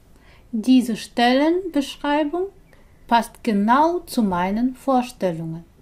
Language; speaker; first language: German; non-native, fluent; Persian